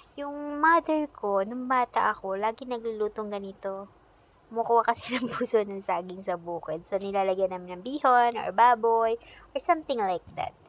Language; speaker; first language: Filipino; native; Filipino